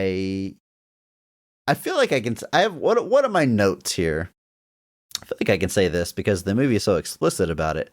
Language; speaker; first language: English; native; English